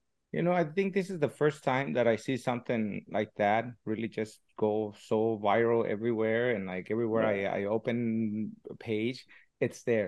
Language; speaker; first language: English; early bilingual, other home language; Spanish